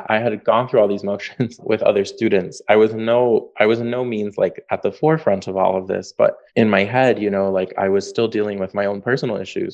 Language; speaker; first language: English; native; English